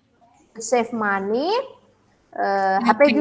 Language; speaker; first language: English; non-native, fluent; Indonesian